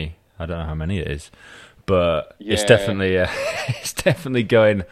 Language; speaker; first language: English; native; English